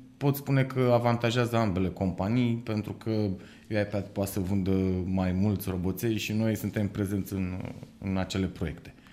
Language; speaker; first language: Romanian; native; Romanian